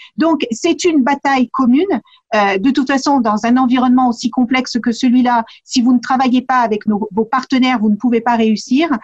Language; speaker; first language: French; early bilingual, other home language; Kabuverdianu